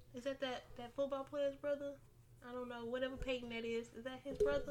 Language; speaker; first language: English; native; English